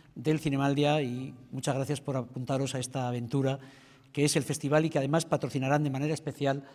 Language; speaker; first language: Spanish; native; Spanish